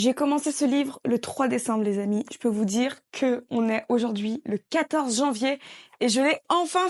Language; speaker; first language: French; native; French